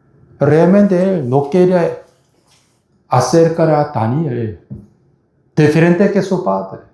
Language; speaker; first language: Spanish; non-native, fluent; Korean